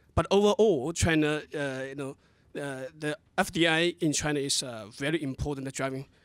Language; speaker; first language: English; non-native, fluent; Chinese